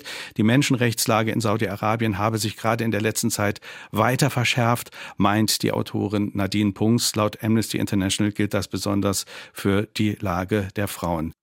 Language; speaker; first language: German; native; German